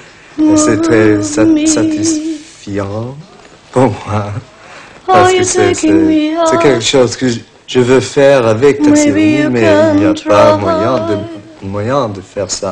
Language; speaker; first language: French; non-native, learner; English